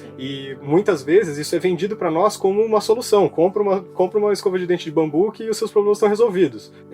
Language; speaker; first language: Portuguese; native; Portuguese